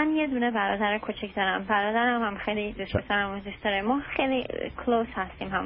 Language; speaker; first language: Persian; early bilingual, heritage; Persian